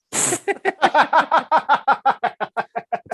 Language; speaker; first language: English; native; English